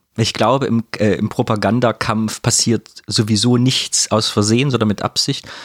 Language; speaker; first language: German; native; German